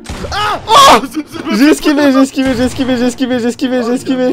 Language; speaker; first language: French; native; French